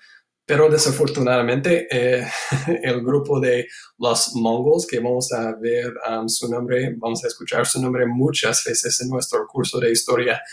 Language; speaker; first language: Spanish; non-native, fluent; English